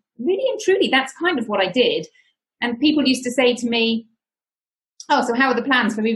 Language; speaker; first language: English; native; English